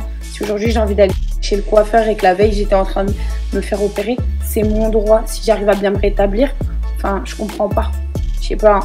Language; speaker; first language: French; native; French